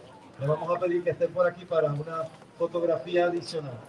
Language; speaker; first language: Spanish; native; Spanish